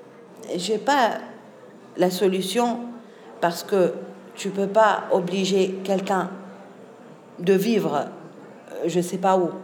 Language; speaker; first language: French; non-native, local second language; Arabic